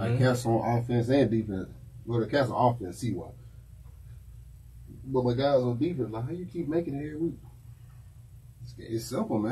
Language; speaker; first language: English; native; English